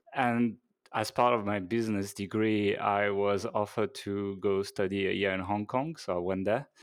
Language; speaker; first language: English; non-native, fluent; French